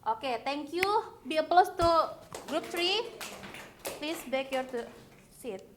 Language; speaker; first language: English; non-native, learner; Indonesian